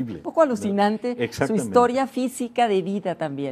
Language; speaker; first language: Spanish; native; Spanish